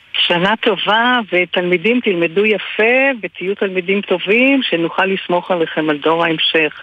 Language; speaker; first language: Hebrew; early bilingual, other home language; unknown